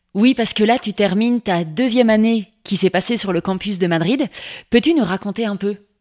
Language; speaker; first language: French; native; French